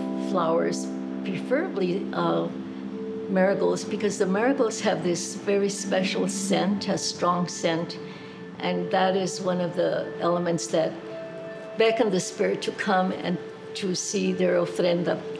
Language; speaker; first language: English; early bilingual, other home language; Spanish